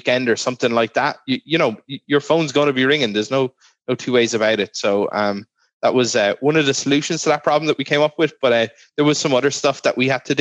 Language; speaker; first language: English; native; English